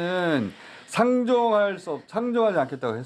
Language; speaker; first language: Korean; native; Korean